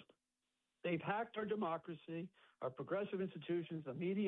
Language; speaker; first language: English; native; English